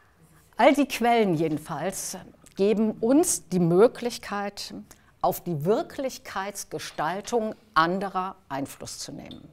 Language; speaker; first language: German; native; German